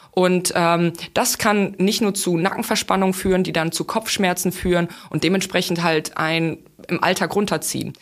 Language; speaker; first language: German; non-native, fluent; Russian